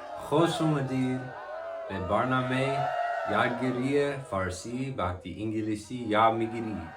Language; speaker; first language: Persian; non-native, learner; English